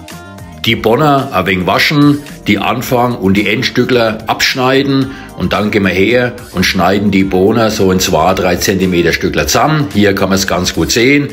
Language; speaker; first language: German; native; German